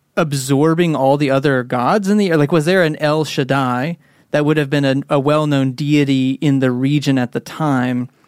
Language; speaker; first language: English; native; English